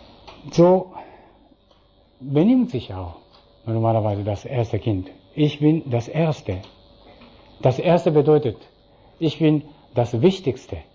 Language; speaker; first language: German; non-native, fluent; Japanese